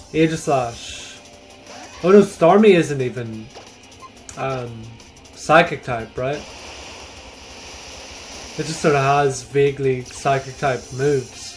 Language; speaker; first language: English; native; English